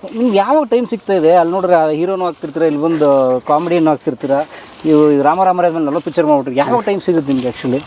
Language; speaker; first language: Kannada; native; Kannada